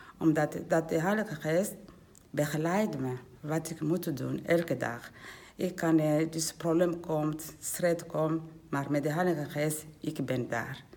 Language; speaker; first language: Dutch; non-native, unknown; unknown